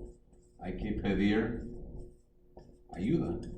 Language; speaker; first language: Spanish; non-native, fluent; English